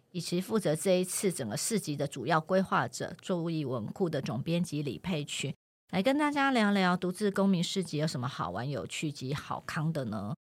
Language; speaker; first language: Chinese; native; Chinese